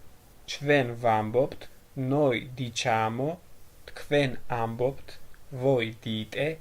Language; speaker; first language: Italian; non-native, fluent; Georgian